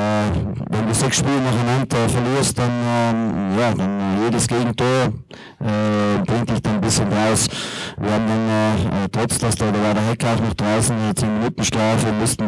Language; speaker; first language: German; native; German